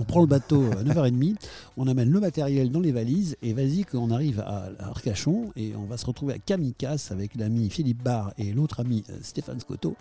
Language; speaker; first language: French; native; French